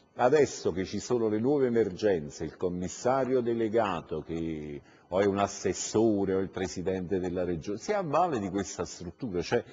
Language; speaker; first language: Italian; native; Italian